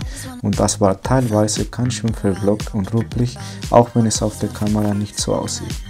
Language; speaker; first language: German; non-native, fluent; Spanish